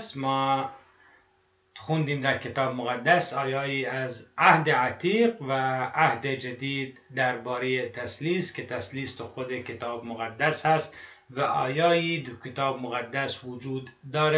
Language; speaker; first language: Persian; non-native, fluent; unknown